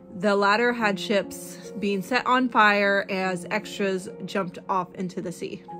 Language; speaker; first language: English; native; English